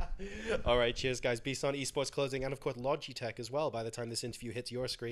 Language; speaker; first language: English; native; English